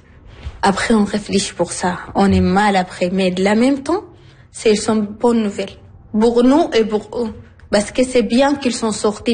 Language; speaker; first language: French; non-native, learner; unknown